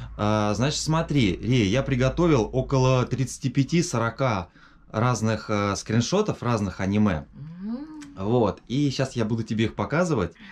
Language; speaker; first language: Russian; native; Russian